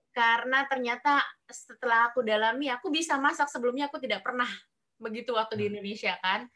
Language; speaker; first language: Indonesian; native; Indonesian